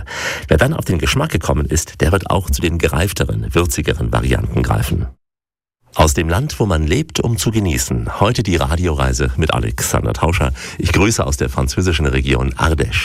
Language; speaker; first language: German; native; German